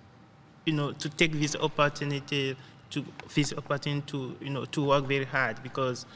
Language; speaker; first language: English; non-native, learner; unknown